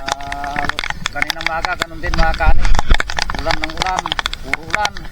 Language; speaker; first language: Filipino; native; Filipino